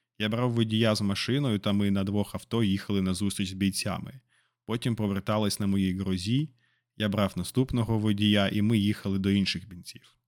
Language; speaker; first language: Ukrainian; non-native, local second language; Russian